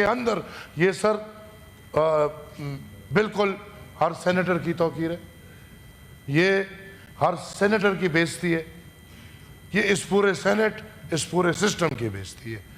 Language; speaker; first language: Urdu; non-native, local second language; Pashto